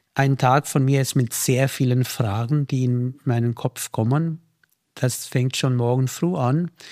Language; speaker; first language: German; non-native, fluent; Hindi